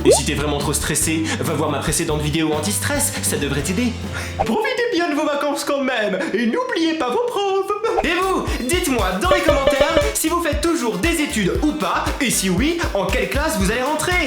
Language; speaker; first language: French; native; French